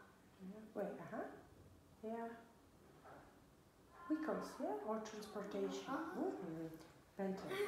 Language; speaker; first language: English; non-native, fluent; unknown